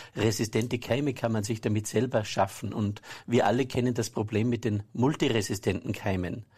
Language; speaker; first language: German; native; German